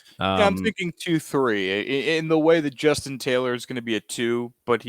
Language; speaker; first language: English; native; English